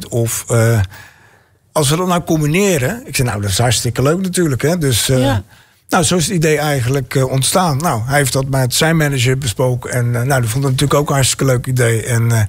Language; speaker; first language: Dutch; native; Dutch